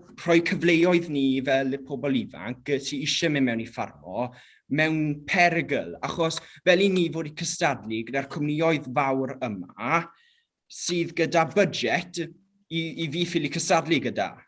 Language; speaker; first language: Welsh; native; Welsh